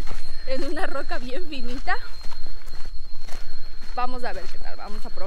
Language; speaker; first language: Spanish; native; Spanish